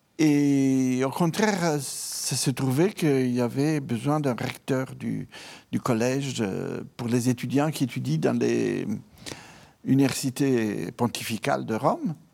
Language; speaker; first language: French; non-native, fluent; Italian